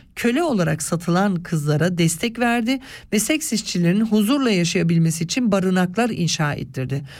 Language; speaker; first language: Turkish; early bilingual, other home language; Swiss German